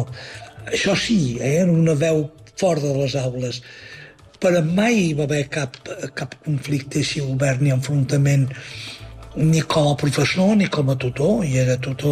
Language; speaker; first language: Catalan; native; Catalan